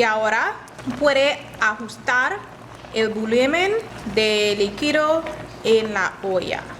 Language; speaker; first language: Spanish; non-native, learner; English